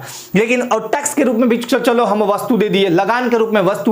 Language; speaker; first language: Hindi; native; Hindi